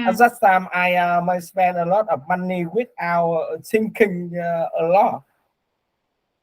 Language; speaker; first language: English; non-native, learner; Vietnamese